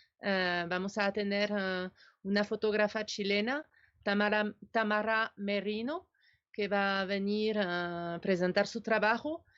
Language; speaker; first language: Spanish; non-native, fluent; French